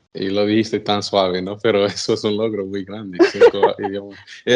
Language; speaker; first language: Spanish; non-native, fluent; English